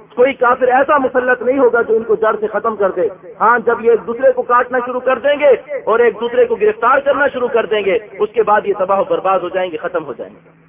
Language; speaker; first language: Urdu; non-native, local second language; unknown